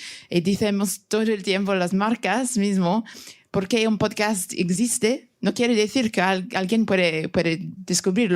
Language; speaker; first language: Spanish; non-native, fluent; English